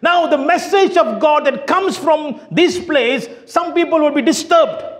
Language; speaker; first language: English; non-native, local second language; Tamil